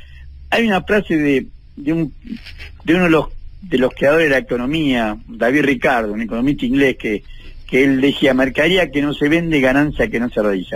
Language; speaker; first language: Spanish; native; Spanish